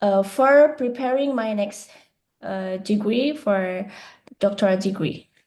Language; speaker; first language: English; non-native, learner; Indonesian